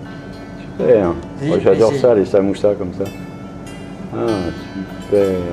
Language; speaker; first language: French; native; French